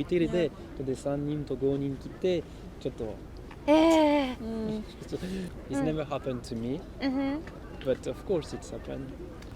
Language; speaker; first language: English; non-native, learner; French